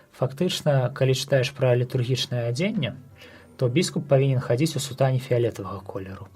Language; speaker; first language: Belarusian; native; Belarusian